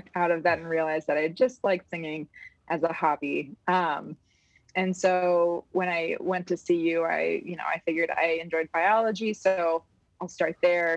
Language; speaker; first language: English; native; English